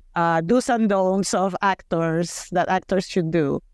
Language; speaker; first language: English; non-native, fluent; Spanish